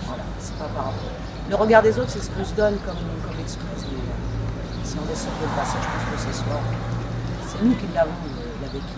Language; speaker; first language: French; early bilingual, other home language; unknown